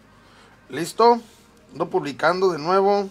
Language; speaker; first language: Spanish; native; Spanish